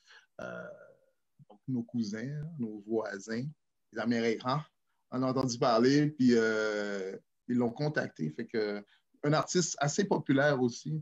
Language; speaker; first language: French; native; French